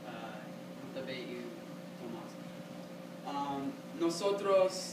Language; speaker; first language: Spanish; non-native, learner; English